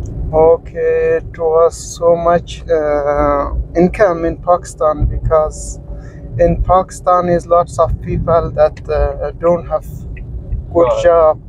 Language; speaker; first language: English; non-native, learner; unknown